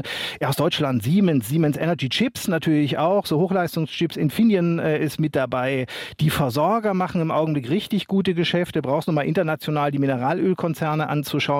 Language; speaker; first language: German; native; German